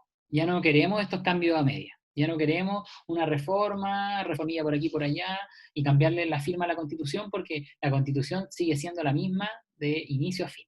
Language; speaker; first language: Spanish; native; Spanish